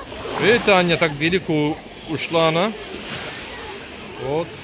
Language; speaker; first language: Russian; non-native, learner; Turkish